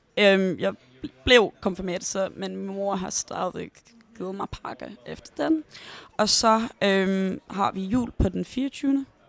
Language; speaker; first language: Danish; early bilingual, heritage; Danish